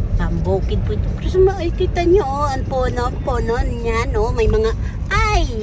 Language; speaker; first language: Filipino; native; Filipino